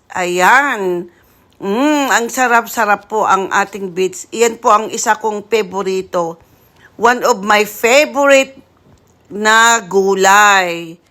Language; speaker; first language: Filipino; non-native, local second language; Iloko